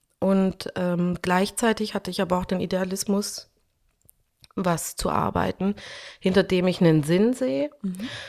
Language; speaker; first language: German; early bilingual, other home language; Hungarian